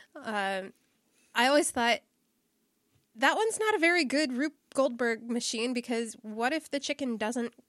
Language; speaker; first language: English; native; English